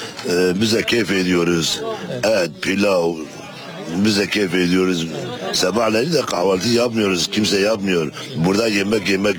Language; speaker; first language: Turkish; non-native, local second language; Kurdish